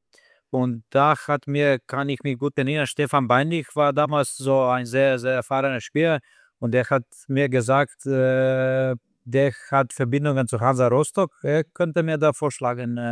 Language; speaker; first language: German; non-native, fluent; Slovenian